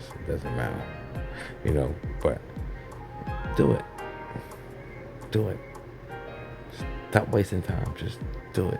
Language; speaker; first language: English; native; English